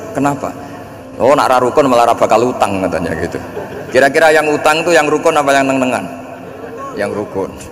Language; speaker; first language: Indonesian; non-native, local second language; Javanese